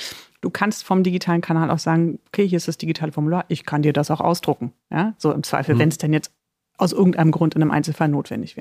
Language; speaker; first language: German; native; German